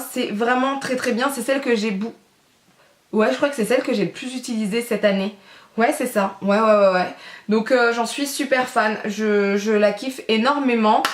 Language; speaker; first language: French; native; French